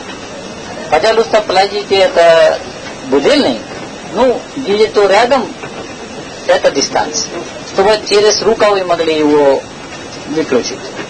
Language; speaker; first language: Russian; non-native, learner; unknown